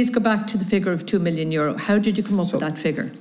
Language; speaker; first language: English; native; English